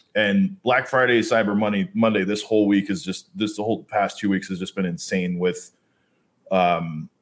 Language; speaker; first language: English; native; English